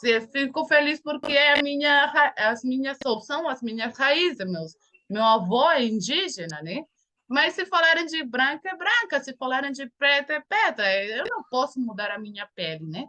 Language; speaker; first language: Portuguese; non-native, fluent; Spanish